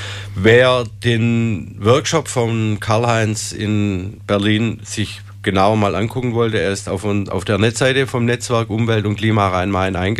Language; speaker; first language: German; native; German